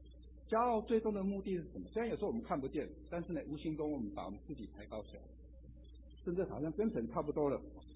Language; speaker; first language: Chinese; native; Chinese